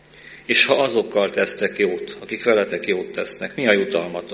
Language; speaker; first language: Hungarian; native; Hungarian